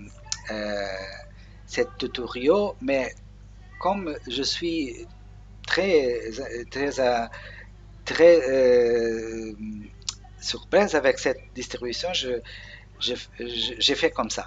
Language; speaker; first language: French; non-native, learner; Portuguese